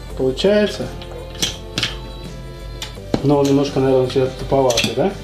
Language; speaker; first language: Russian; native; Russian